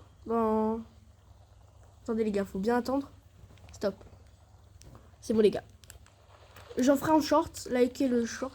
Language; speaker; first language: French; native; French